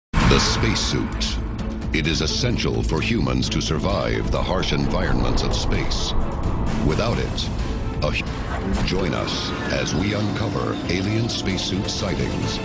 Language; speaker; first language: English; native; English